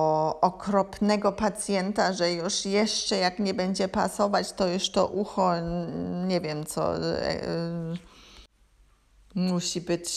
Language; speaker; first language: Polish; non-native, learner; German